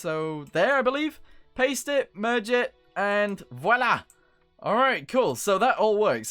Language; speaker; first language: English; native; English